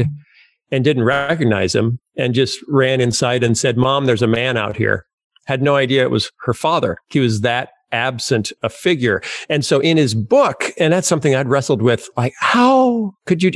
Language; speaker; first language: English; native; English